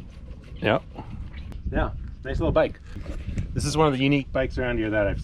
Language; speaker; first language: English; native; English